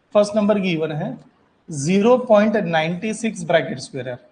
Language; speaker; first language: Hindi; non-native, local second language; Marathi